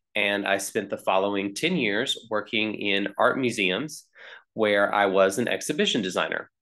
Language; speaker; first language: English; native; English